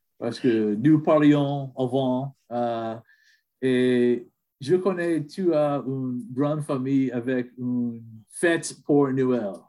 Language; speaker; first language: French; non-native, learner; English